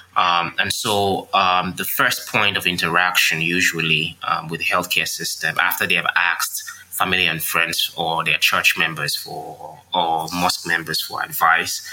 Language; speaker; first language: English; non-native, local second language; Yoruba